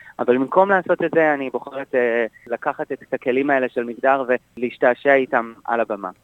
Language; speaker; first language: Hebrew; native; Hebrew